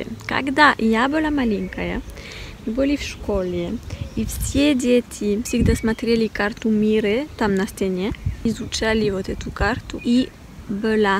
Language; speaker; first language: Russian; non-native, fluent; French